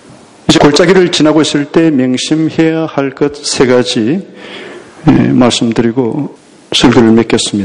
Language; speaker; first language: Korean; native; Korean